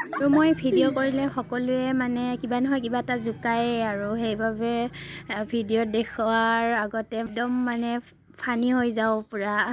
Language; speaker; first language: Assamese; non-native, local second language; Bodo